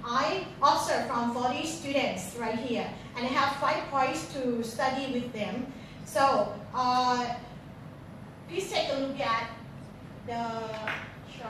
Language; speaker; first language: English; non-native, fluent; Thai